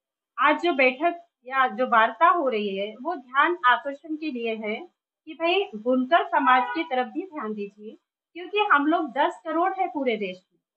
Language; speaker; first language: Hindi; native; Hindi